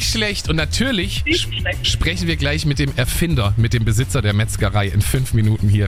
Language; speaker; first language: German; native; German